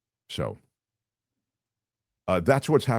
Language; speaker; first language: English; native; English